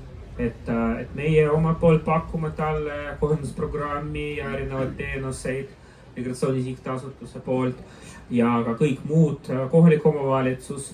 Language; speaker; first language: Estonian; non-native, local second language; Russian